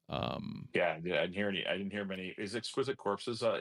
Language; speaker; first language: English; native; English